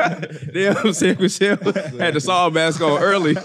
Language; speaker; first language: English; native; English